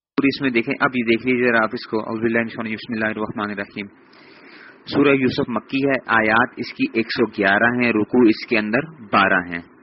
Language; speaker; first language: Urdu; native; Urdu